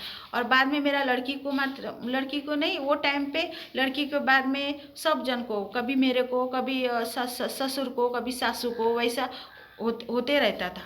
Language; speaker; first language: Hindi; early bilingual, heritage; Hindi